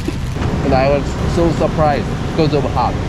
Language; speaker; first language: English; non-native, learner; Korean